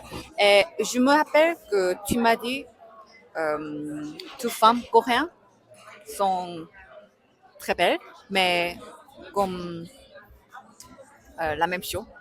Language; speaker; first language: French; non-native, learner; Korean